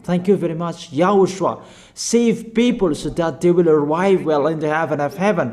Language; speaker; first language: English; non-native, fluent; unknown